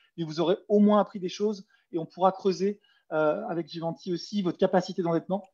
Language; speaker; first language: French; native; French